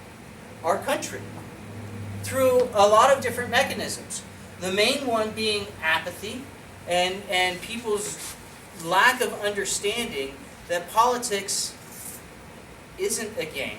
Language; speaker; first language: English; native; English